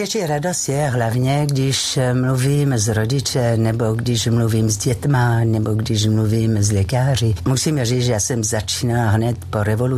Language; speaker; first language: Czech; non-native, learner; French